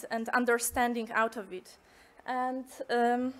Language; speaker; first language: English; non-native, fluent; Polish